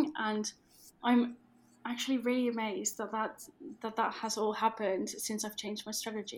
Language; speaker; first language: English; non-native, fluent; Dutch